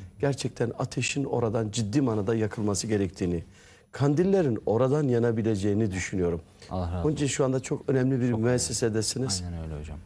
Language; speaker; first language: Turkish; native; Turkish